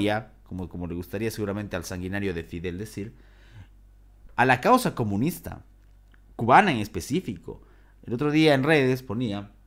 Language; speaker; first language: Spanish; native; Spanish